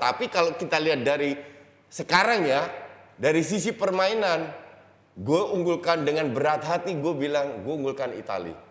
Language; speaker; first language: Indonesian; native; Indonesian